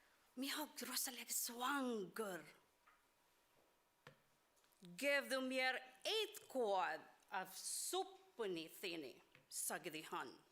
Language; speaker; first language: Icelandic; non-native, learner; Swedish